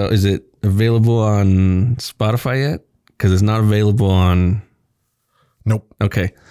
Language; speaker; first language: English; native; English